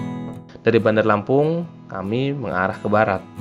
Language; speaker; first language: Indonesian; native; Indonesian